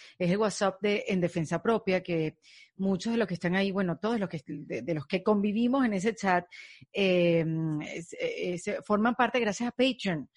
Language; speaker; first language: Spanish; native; Spanish